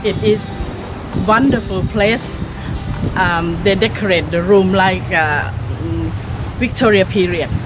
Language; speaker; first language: English; non-native, learner; Thai